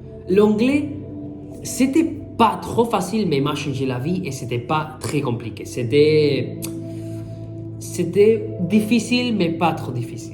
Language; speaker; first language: French; non-native, fluent; Spanish